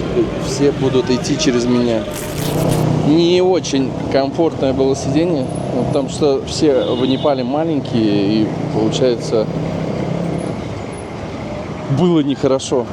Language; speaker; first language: Russian; native; Russian